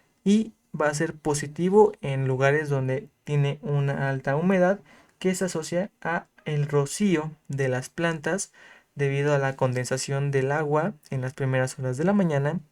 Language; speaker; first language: Spanish; native; Spanish